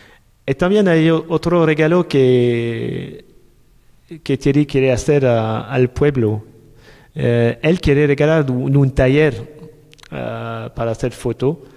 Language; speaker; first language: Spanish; non-native, learner; French